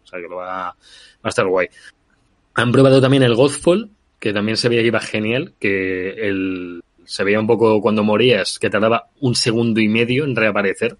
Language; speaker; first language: Spanish; native; Spanish